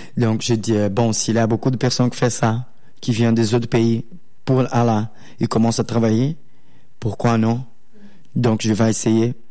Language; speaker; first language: French; non-native, learner; Portuguese